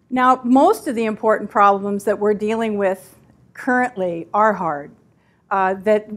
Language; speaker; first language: English; native; English